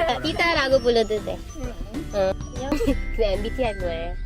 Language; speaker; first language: Korean; non-native, learner; Filipino